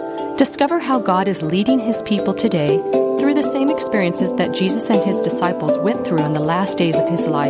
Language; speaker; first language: English; native; English